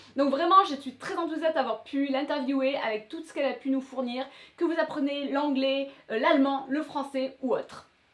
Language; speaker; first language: French; native; French